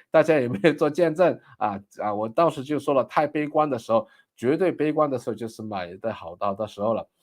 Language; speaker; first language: Chinese; non-native, local second language; Cantonese